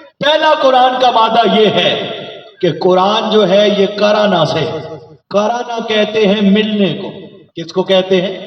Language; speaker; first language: Urdu; non-native, local second language; Punjabi